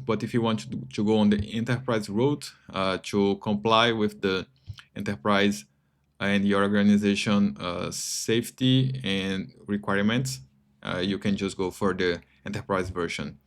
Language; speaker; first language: English; non-native, fluent; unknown